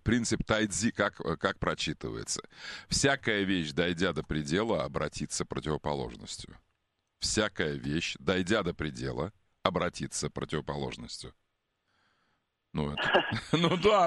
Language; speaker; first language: Russian; native; Russian